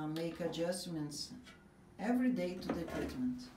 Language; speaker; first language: English; non-native, fluent; Portuguese